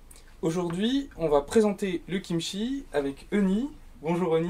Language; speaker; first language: French; native; French